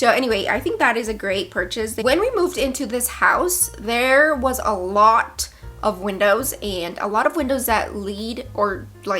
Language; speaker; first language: English; native; English